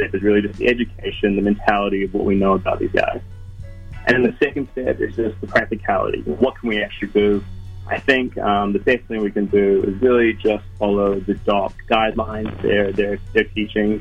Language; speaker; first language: English; native; English